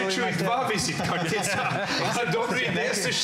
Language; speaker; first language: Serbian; non-native, learner; English